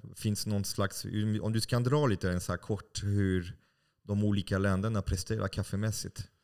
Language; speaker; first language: Swedish; non-native, fluent; French